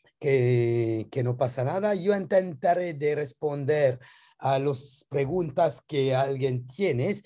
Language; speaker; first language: Spanish; non-native, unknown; French